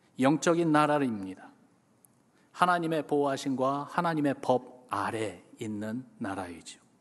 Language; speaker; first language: Korean; early bilingual, other home language; English